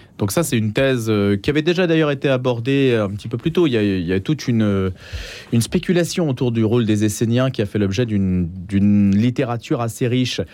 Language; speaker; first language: French; native; French